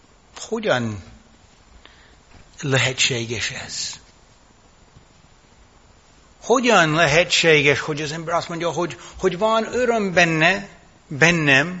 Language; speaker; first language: Hungarian; non-native, fluent; English